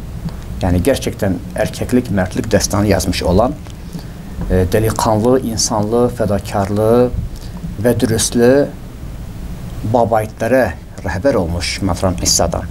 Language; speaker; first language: Turkish; non-native, local second language; Kurdish